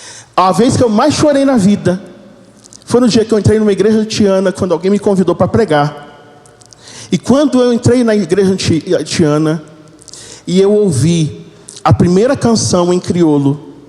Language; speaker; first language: Portuguese; early bilingual, other home language; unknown